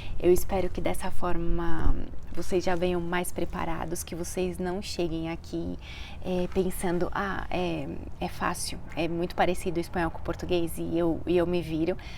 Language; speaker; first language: Portuguese; native; Portuguese